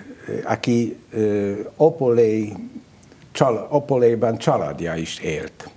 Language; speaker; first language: Hungarian; non-native, learner; Polish